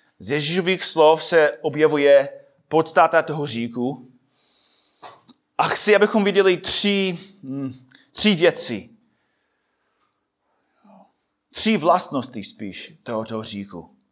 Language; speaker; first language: Czech; non-native, fluent; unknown